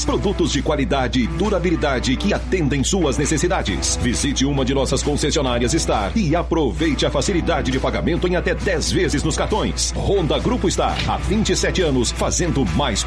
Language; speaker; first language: Portuguese; native; Portuguese